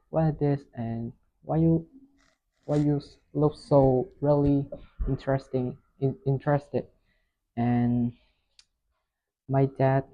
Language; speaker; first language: English; non-native, learner; Vietnamese